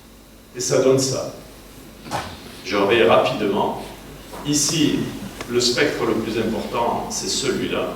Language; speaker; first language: French; native; French